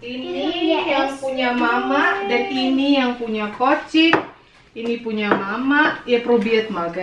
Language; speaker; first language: Indonesian; native; Indonesian